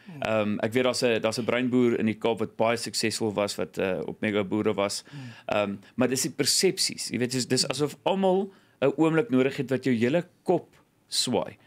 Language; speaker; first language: Afrikaans; native; Afrikaans